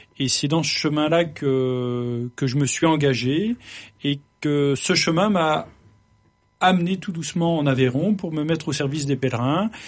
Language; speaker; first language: French; native; French